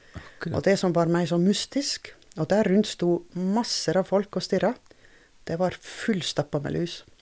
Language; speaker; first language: Norwegian; non-native, fluent; Estonian